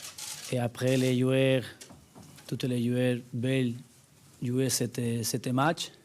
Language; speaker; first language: French; non-native, learner; Spanish